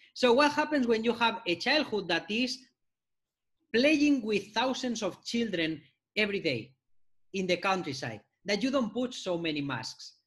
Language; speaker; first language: English; non-native, fluent; Spanish